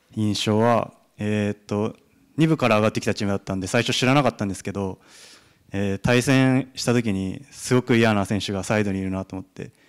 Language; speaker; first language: Japanese; native; Japanese